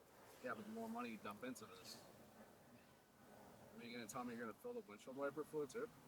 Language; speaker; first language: English; native; English